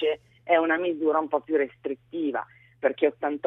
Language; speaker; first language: Italian; native; Italian